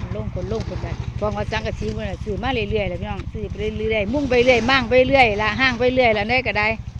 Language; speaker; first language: Thai; native; Thai